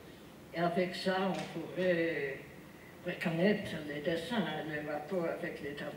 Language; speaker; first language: French; non-native, fluent; English